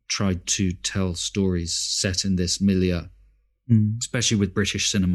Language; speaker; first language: English; native; English